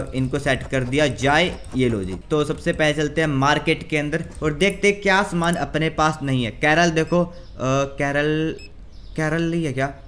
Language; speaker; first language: Hindi; native; Hindi